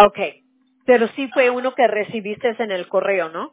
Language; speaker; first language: Spanish; early bilingual, heritage; Spanish